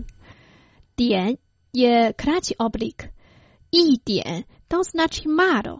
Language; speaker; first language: Croatian; non-native, fluent; Chinese